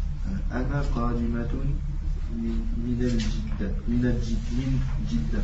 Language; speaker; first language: Arabic; non-native, learner; French